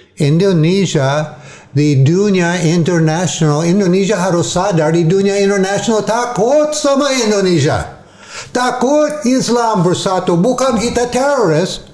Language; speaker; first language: Indonesian; non-native, fluent; English